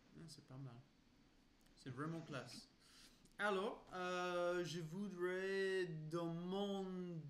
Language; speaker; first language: French; non-native, learner; English